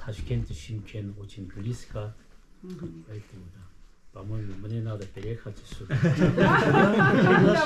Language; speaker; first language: Russian; non-native, learner; Korean